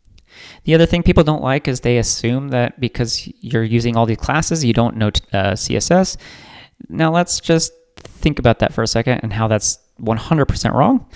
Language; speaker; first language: English; native; English